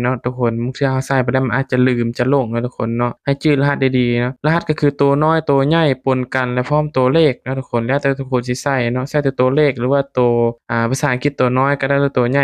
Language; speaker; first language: Thai; non-native, local second language; Northeastern Thai